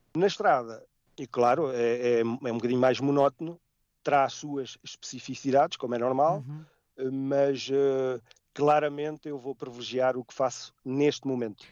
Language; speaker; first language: Portuguese; native; Portuguese